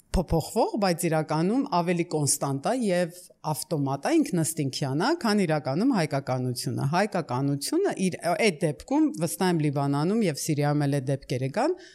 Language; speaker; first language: Armenian; early bilingual, heritage; Armenian